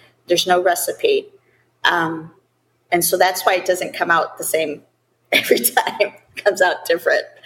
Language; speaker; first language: English; early bilingual, other home language; Spanish